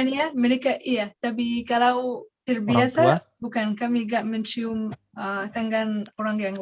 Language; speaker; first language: Indonesian; non-native, learner; Arabic